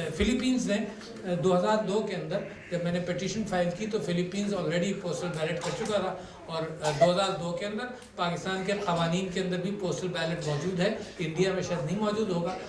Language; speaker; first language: Urdu; native; Urdu